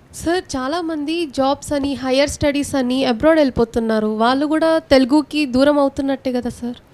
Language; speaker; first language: Telugu; native; Telugu